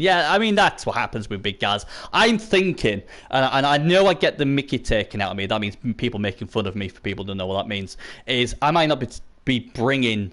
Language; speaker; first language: English; native; English